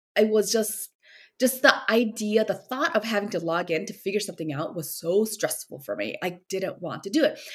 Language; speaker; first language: English; early bilingual, other home language; Korean